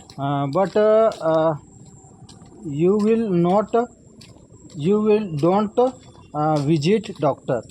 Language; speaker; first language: English; non-native, learner; Hindi